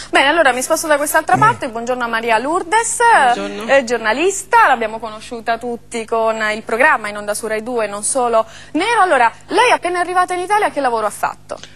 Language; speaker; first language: Italian; native; Italian